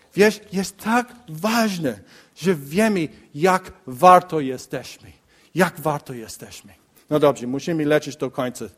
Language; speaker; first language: Polish; non-native, learner; English